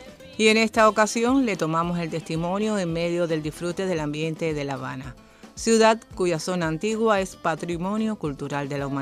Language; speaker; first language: Spanish; native; Spanish